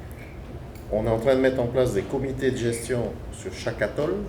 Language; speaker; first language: French; native; French